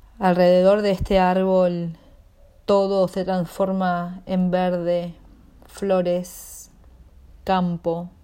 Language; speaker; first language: Spanish; native; Spanish